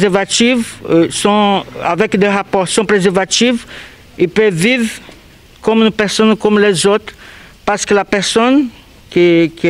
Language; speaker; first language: French; non-native, learner; Spanish